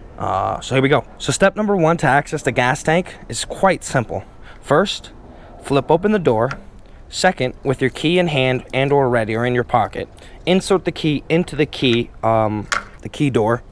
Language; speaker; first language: English; native; English